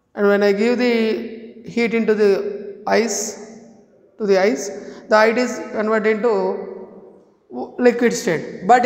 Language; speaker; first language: English; non-native, local second language; Telugu